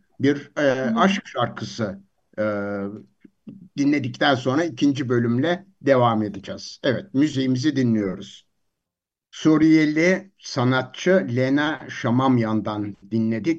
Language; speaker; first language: Turkish; native; Turkish